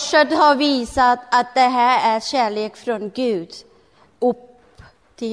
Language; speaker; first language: Swedish; non-native, learner; Thai